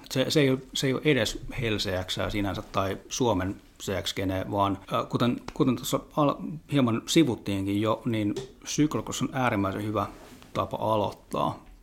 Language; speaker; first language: Finnish; native; Finnish